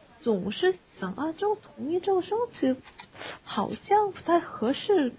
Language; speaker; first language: Chinese; non-native, fluent; Korean